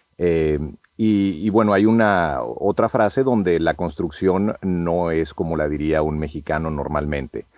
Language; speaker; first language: Spanish; native; Spanish